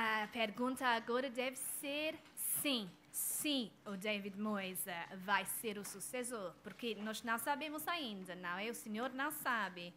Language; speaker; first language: Portuguese; non-native, fluent; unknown